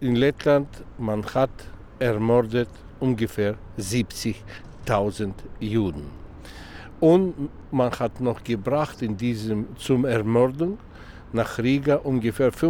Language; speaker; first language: German; non-native, learner; Russian